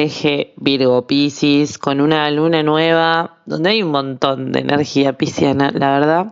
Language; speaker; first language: Spanish; native; Spanish